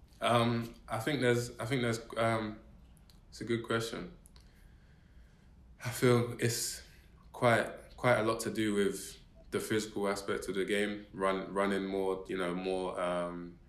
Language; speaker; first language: English; native; English